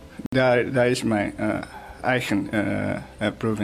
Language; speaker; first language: Dutch; non-native, learner; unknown